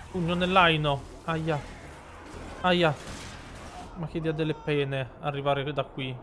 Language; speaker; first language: Italian; native; Italian